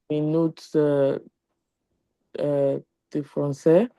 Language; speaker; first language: French; non-native, learner; English